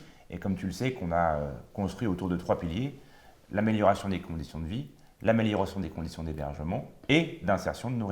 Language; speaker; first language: French; native; French